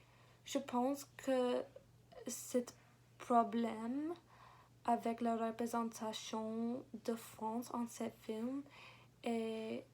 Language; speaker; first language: French; non-native, learner; English